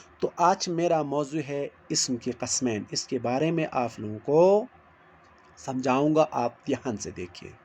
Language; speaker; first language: Urdu; non-native, local second language; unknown